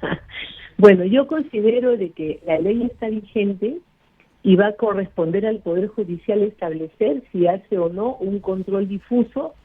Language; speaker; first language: Spanish; native; Spanish